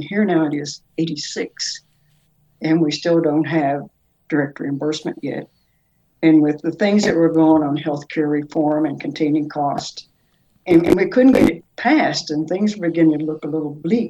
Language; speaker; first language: English; native; English